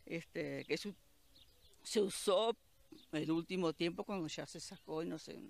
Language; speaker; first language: Spanish; native; Spanish